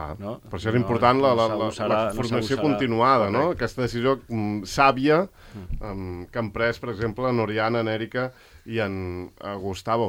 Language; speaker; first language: Catalan; native; Catalan